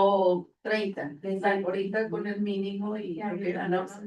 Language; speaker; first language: Spanish; native; Spanish